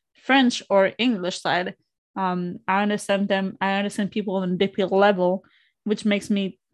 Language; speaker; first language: English; non-native, fluent; Spanish